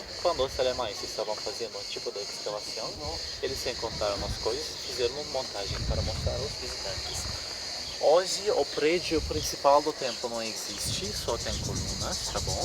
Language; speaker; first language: Portuguese; non-native, fluent; Turkish